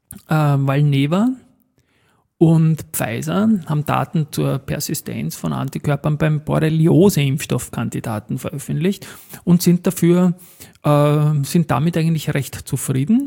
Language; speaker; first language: German; native; German